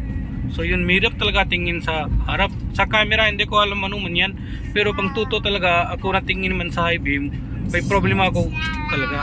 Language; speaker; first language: Filipino; non-native, learner; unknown